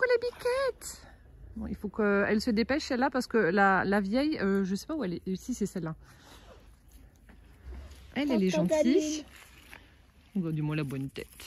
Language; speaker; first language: French; native; French